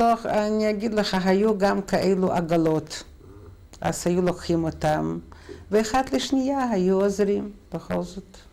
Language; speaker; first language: Hebrew; non-native, fluent; Russian